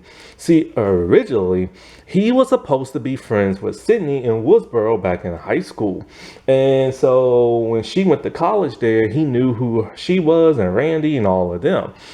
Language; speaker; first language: English; native; English